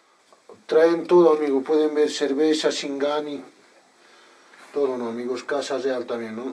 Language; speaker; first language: Spanish; native; Spanish